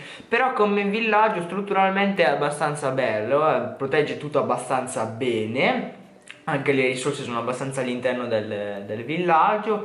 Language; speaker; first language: Italian; native; Italian